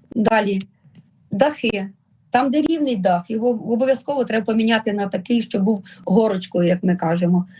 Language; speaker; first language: Ukrainian; native; Ukrainian